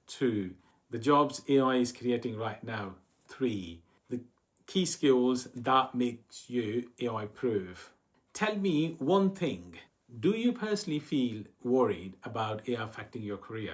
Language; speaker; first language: English; non-native, fluent; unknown